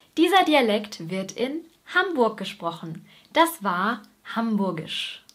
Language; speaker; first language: German; native; German